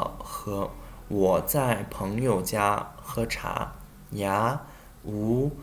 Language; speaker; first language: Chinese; non-native, fluent; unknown